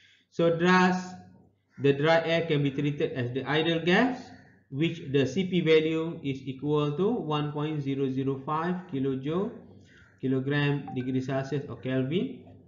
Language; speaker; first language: English; non-native, local second language; Malay